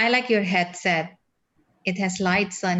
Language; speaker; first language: English; non-native, fluent; Indonesian